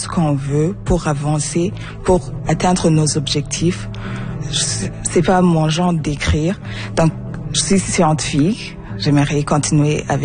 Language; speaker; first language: French; non-native, local second language; Rundi